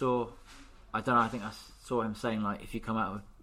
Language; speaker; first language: English; native; English